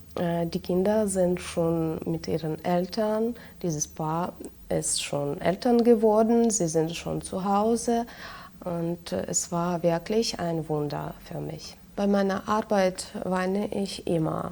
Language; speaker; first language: German; non-native, fluent; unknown